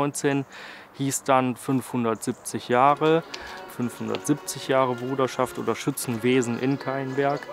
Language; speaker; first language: German; native; German